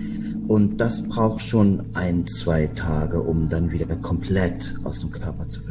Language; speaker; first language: German; native; German